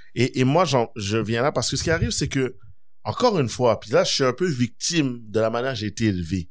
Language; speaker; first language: French; early bilingual, other home language; Kabyle